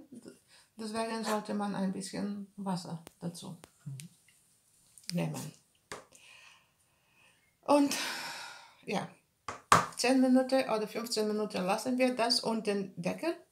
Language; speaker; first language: German; non-native, learner; Bulgarian